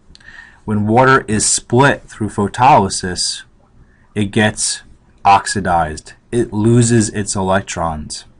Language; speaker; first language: English; native; English